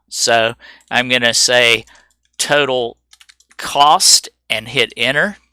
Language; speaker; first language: English; native; English